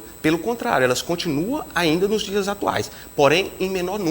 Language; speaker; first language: Portuguese; native; Portuguese